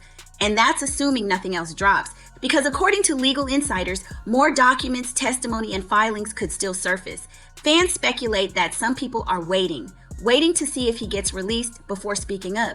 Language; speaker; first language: English; native; English